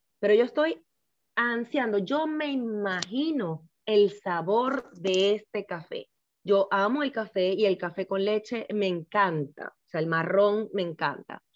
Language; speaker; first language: Spanish; native; Spanish